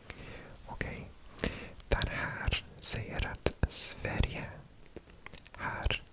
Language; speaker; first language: Swedish; non-native, learner; English